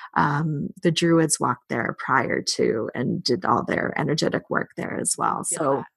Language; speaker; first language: English; native; English